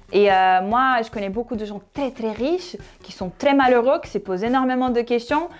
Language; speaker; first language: French; non-native, fluent; Portuguese